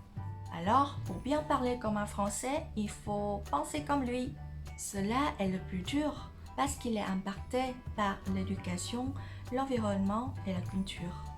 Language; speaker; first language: French; non-native, fluent; Vietnamese